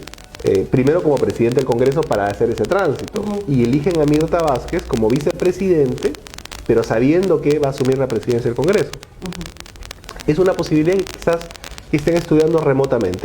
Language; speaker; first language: Spanish; native; Spanish